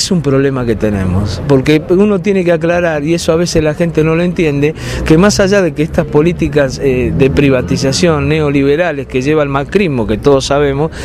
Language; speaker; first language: Spanish; native; Spanish